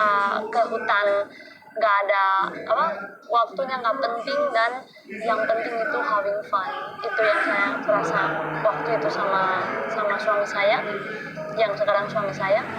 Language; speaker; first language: Indonesian; non-native, fluent; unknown